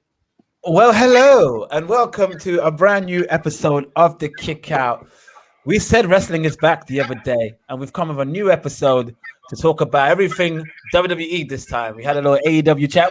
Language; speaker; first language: English; native; English